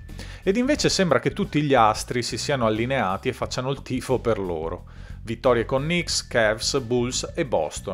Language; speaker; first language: Italian; native; Italian